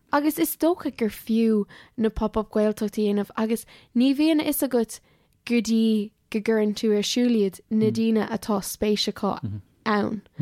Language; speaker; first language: Irish; non-native, local second language; English